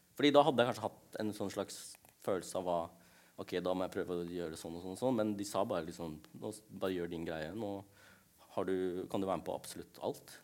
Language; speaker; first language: Norwegian; early bilingual, other home language; Tamil